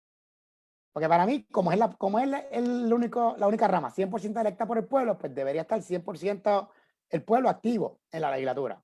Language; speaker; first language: Spanish; native; Spanish